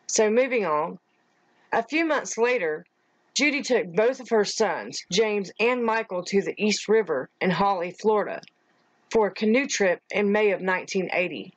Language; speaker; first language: English; native; English